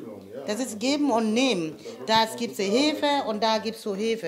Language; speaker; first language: German; non-native, fluent; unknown